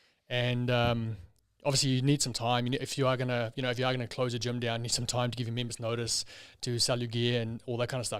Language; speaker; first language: English; native; English